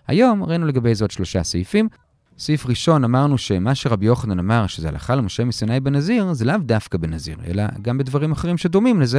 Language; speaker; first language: Hebrew; native; Hebrew